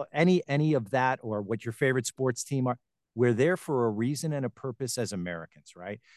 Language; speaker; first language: English; native; English